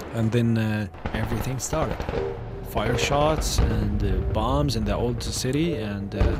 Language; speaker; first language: English; non-native, fluent; Arabic